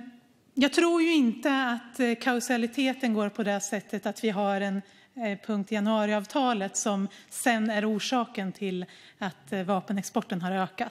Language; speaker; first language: Swedish; native; Swedish